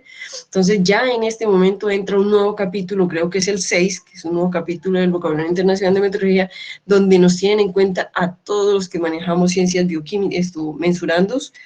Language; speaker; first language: Spanish; native; Spanish